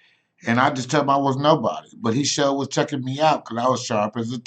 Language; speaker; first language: English; native; English